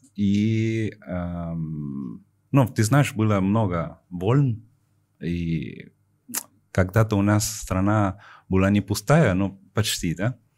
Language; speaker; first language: Russian; non-native, fluent; Spanish